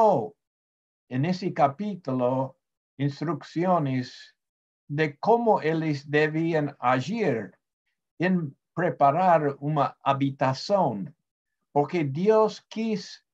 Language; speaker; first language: Portuguese; non-native, fluent; Spanish